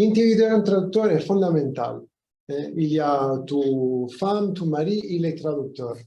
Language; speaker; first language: French; non-native, fluent; Italian